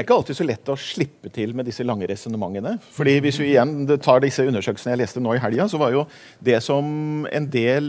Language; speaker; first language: Norwegian; native; Norwegian